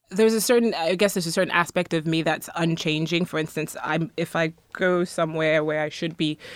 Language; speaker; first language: English; non-native, local second language; Akan